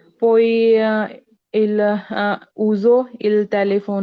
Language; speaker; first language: Italian; non-native, learner; Punjabi